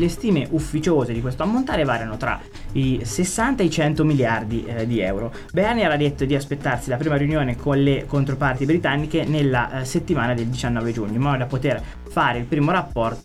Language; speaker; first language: Italian; native; Italian